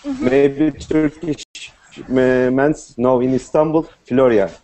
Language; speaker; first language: English; non-native, learner; Turkish